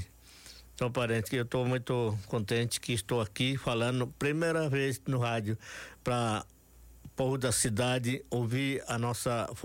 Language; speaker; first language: Portuguese; non-native, local second language; Yanomámi